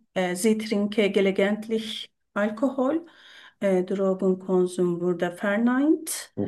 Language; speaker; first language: German; non-native, learner; Turkish